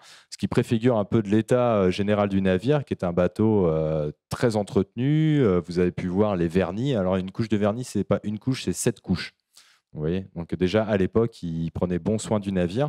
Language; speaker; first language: French; native; French